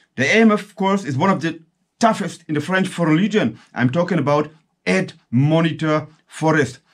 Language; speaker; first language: English; non-native, fluent; German